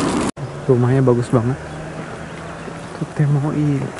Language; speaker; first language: Japanese; non-native, learner; Indonesian